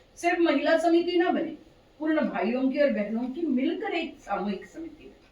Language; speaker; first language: Hindi; non-native, local second language; Marathi